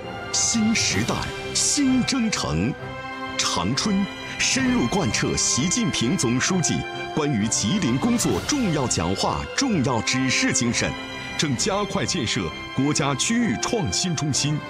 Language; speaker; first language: Chinese; native; Chinese